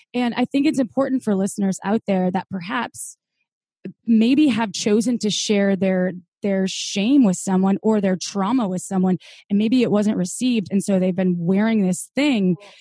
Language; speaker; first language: English; native; English